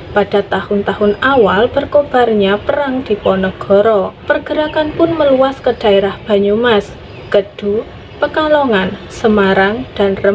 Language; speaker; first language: Indonesian; native; Indonesian